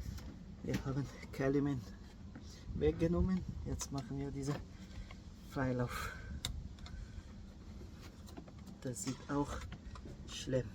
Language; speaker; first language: German; non-native, learner; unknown